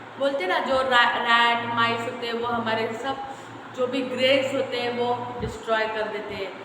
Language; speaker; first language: Hindi; non-native, local second language; Marathi